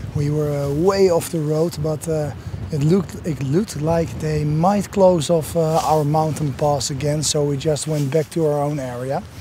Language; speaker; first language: English; non-native, fluent; Dutch